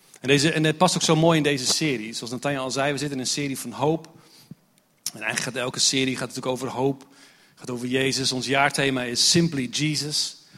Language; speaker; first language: Dutch; non-native, fluent; English